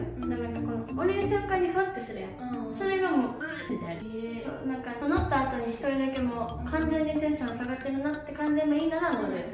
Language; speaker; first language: Japanese; native; Japanese